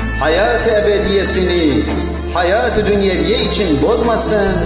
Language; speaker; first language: Turkish; native; Turkish